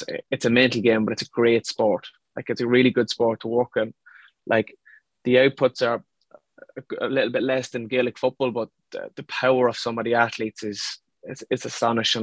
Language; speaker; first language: English; native; English